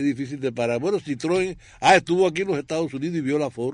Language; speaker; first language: Spanish; native; Spanish